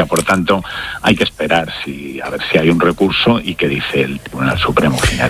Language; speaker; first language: Spanish; native; Spanish